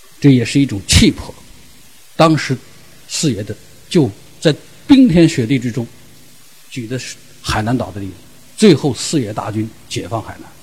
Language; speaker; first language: Chinese; native; Chinese